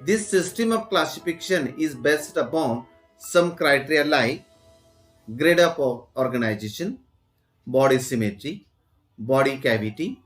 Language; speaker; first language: English; non-native, local second language; Marathi